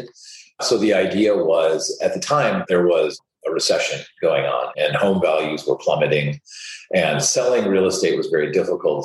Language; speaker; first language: English; native; English